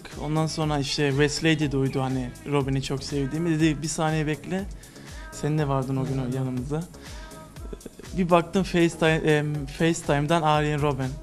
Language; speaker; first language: Turkish; early bilingual, other home language; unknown